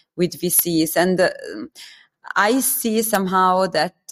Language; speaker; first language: English; non-native, fluent; Italian